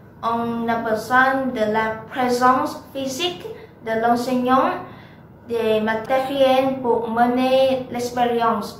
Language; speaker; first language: French; non-native, learner; Vietnamese